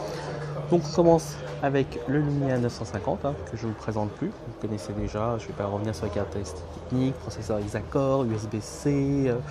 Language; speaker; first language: French; native; French